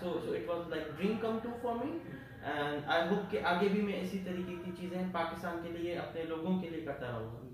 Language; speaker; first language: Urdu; non-native, local second language; Sindhi